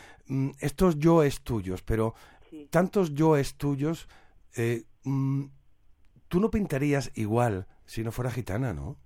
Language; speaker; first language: Spanish; native; Spanish